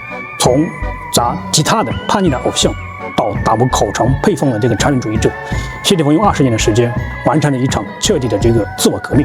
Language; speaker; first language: Chinese; native; Chinese